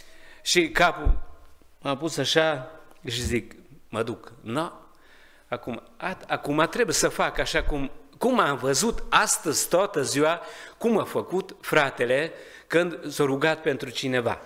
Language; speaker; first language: Romanian; non-native, learner; Hungarian